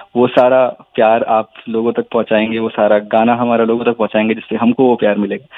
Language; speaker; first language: Hindi; native; Hindi